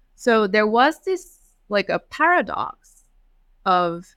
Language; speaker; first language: English; early bilingual, other home language; Japanese